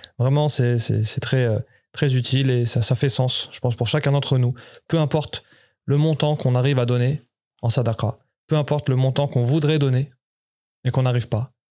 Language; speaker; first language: French; native; French